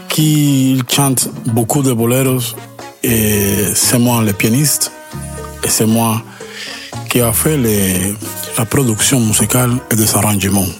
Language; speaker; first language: French; non-native, learner; Spanish